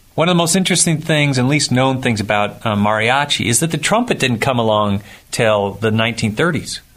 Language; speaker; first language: English; native; English